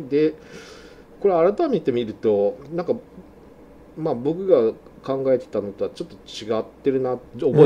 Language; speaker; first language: Japanese; native; Japanese